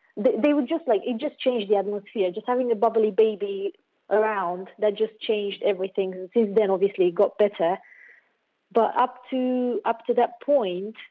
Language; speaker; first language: English; non-native, fluent; Romanian